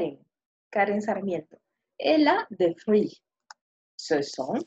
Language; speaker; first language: French; non-native, fluent; Spanish